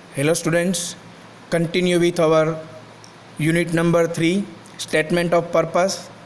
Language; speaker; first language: English; non-native, local second language; Gujarati